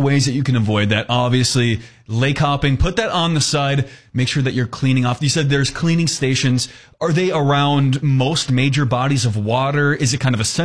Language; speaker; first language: English; native; English